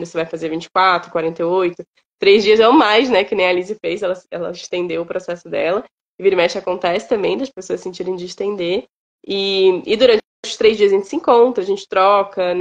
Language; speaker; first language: Portuguese; native; Portuguese